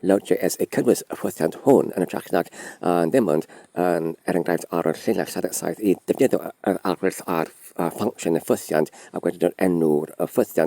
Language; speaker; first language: Welsh; non-native, learner; English